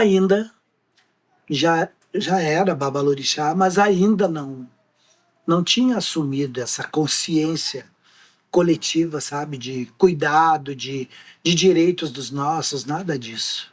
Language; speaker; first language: Portuguese; native; Portuguese